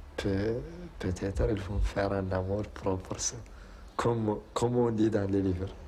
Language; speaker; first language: French; non-native, learner; Arabic